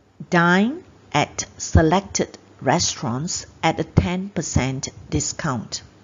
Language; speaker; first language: English; non-native, local second language; Chinese